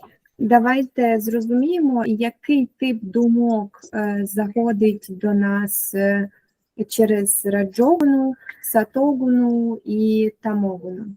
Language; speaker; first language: Ukrainian; native; Ukrainian